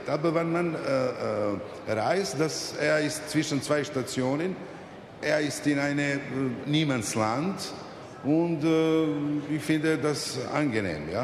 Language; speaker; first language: German; non-native, fluent; Serbian